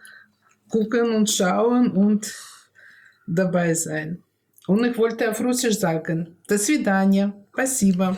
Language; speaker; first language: German; non-native, learner; Russian